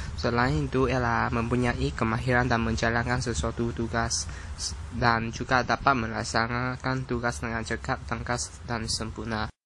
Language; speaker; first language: Malay; non-native, local second language; Chinese